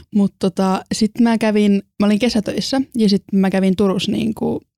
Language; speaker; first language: Finnish; early bilingual, other home language; Estonian